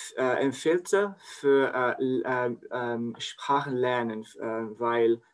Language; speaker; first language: German; non-native, learner; French